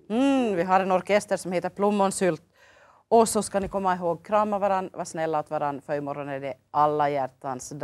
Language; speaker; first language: Swedish; native; Swedish